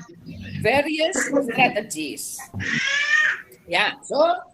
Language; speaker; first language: English; non-native, fluent; Javanese